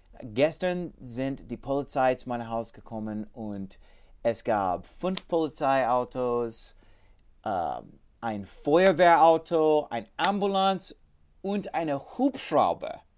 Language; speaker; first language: German; non-native, learner; English